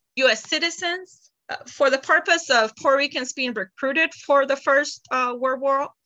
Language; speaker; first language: English; non-native, fluent; Spanish